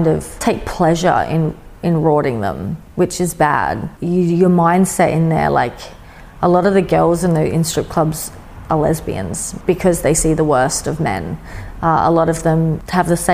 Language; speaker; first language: English; native; English